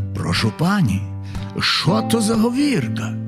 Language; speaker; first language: Ukrainian; native; Ukrainian